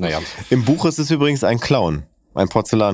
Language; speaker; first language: German; native; German